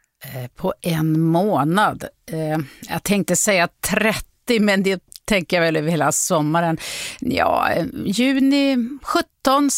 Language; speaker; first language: Swedish; native; Swedish